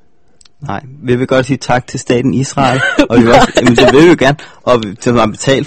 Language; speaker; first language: Danish; native; Danish